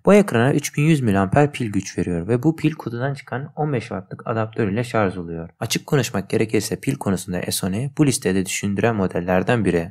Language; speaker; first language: Turkish; native; Turkish